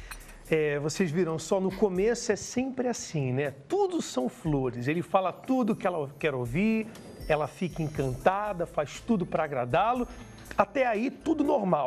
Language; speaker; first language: Portuguese; native; Portuguese